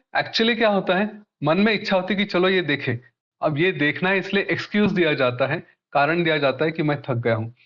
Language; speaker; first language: Hindi; non-native, local second language; Marathi